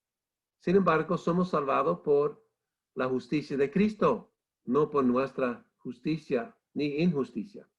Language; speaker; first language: Spanish; non-native, fluent; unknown